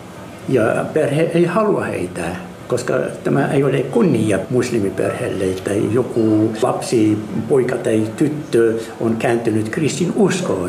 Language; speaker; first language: Finnish; non-native, fluent; Arabic